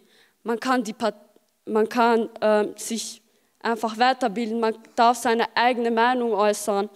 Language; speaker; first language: German; early bilingual, other home language; Albanian